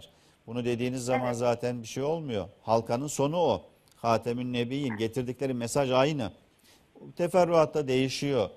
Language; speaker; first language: Turkish; native; Turkish